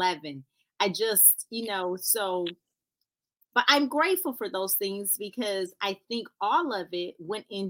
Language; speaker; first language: English; native; English